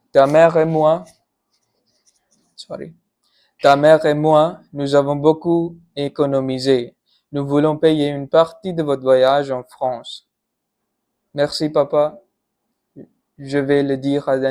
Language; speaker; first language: French; non-native, learner; Punjabi